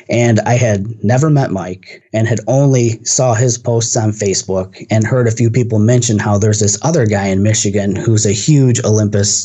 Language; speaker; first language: English; native; English